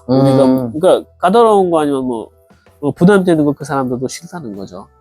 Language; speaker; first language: Korean; non-native, fluent; Uzbek